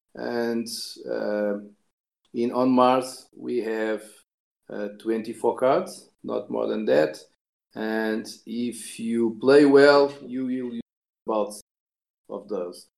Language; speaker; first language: English; non-native, fluent; Portuguese